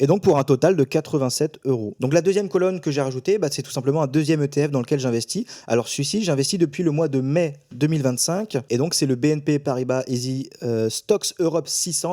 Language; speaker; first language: French; native; French